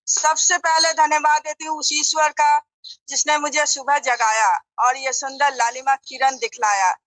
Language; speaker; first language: Hindi; non-native, local second language; Bangla